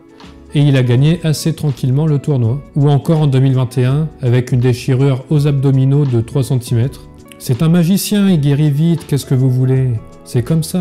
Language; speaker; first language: French; native; French